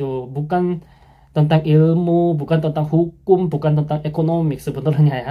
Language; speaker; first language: Indonesian; non-native, fluent; Korean